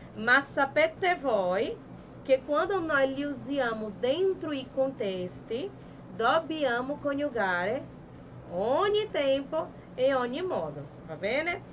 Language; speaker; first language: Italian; non-native, fluent; Portuguese